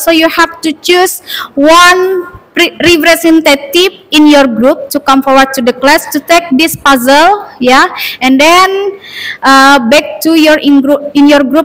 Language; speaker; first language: English; non-native, learner; Indonesian